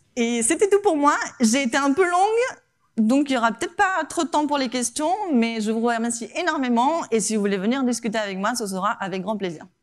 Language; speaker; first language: French; non-native, fluent; Spanish